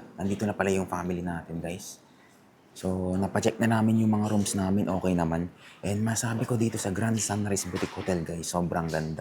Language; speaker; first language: Filipino; native; Filipino